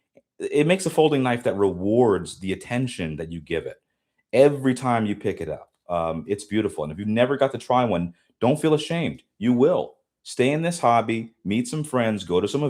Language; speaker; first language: English; native; English